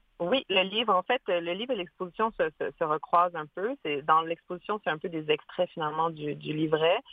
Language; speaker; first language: French; native; French